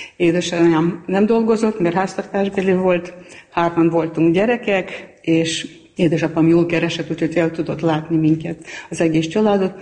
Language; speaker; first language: Hungarian; non-native, fluent; Armenian